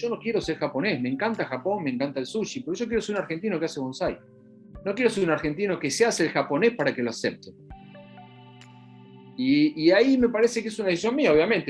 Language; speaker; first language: Spanish; native; Spanish